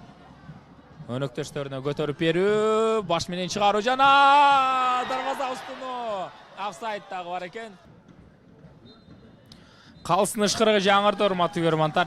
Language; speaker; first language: Kyrgyz; native; Kyrgyz